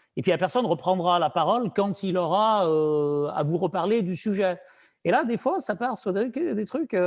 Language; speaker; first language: French; native; French